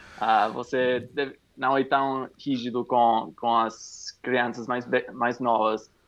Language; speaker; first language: Portuguese; non-native, fluent; English